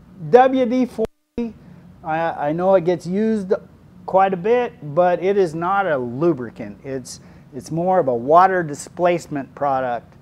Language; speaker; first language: English; native; English